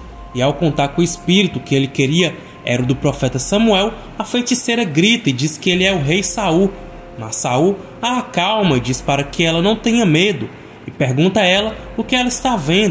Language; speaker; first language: Portuguese; native; Portuguese